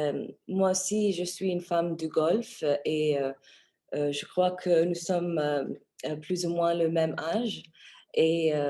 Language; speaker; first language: French; non-native, fluent; Arabic